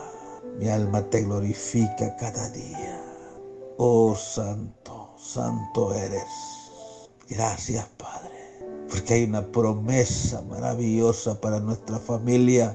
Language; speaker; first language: Spanish; native; Spanish